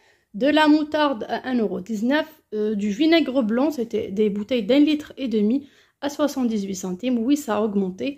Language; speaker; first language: French; native; French